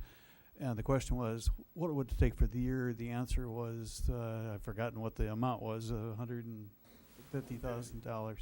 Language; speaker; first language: English; native; English